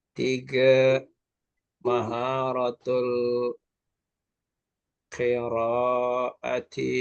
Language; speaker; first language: Arabic; non-native, fluent; Malay